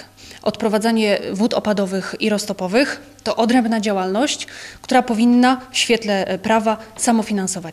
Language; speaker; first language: Polish; native; Polish